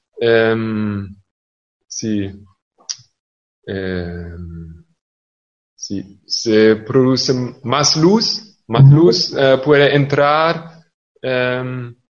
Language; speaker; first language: Spanish; non-native, fluent; German